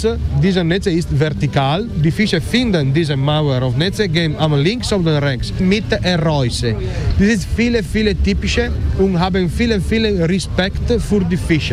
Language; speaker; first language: German; non-native, learner; Italian